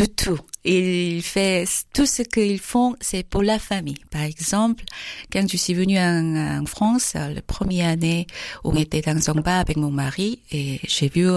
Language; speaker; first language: French; non-native, fluent; Korean